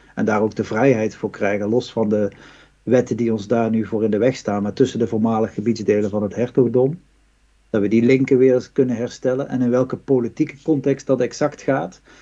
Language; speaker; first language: Dutch; native; Dutch